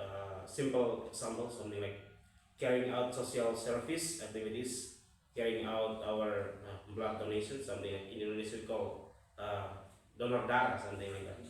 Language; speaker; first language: English; non-native, fluent; Indonesian